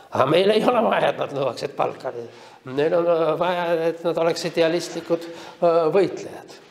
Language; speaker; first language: Estonian; non-native, local second language; Russian